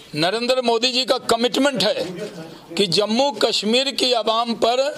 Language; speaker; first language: Hindi; native; Hindi